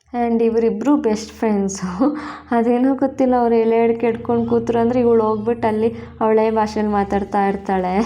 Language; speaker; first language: Kannada; non-native, local second language; Tulu